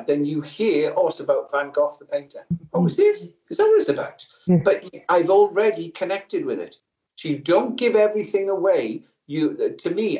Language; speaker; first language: English; native; English